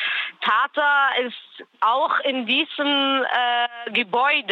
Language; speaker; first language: German; non-native, learner; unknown